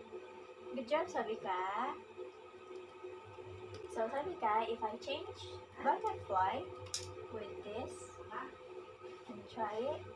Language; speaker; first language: English; non-native, learner; Indonesian